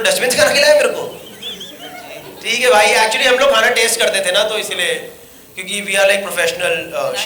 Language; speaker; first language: Hindi; native; Hindi